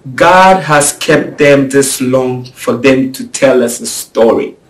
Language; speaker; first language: English; non-native, local second language; Akan